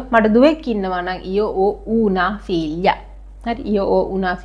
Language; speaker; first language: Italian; non-native, fluent; Sinhala